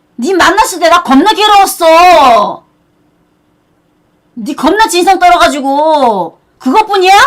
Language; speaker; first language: Korean; native; Korean